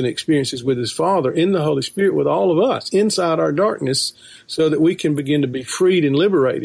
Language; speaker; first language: English; native; English